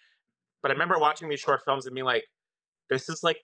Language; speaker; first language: English; non-native, local second language; Urdu